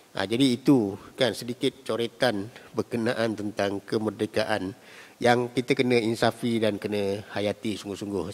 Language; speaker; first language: Malay; native; Malay